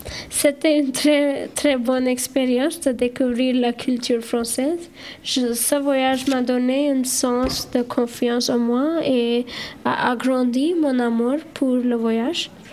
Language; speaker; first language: French; non-native, learner; Gujarati